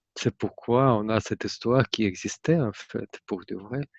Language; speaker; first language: French; non-native, fluent; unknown